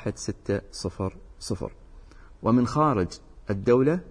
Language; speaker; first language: Arabic; native; Arabic